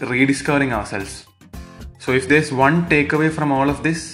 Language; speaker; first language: English; non-native, local second language; Malayalam